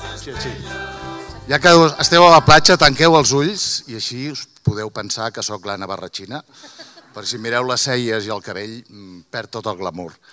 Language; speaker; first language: Catalan; native; Catalan